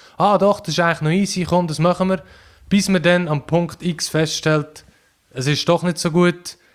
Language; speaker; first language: German; native; German